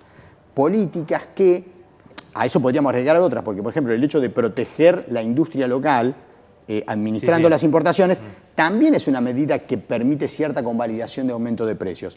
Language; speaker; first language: Spanish; native; Spanish